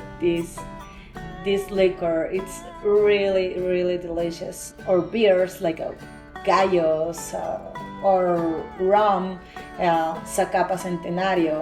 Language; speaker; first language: English; non-native, learner; Spanish